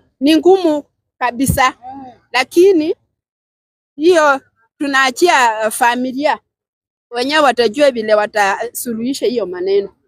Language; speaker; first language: Swahili; non-native, local second language; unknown